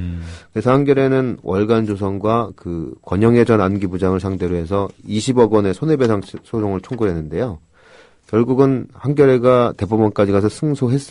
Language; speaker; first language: Korean; native; Korean